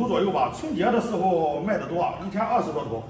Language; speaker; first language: Chinese; native; Chinese